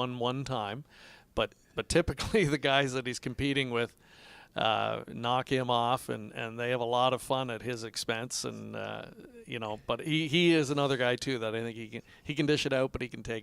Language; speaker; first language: English; native; English